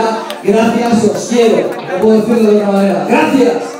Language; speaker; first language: Spanish; native; Spanish